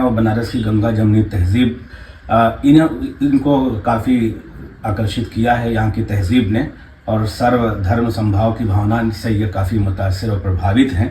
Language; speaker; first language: Hindi; native; Hindi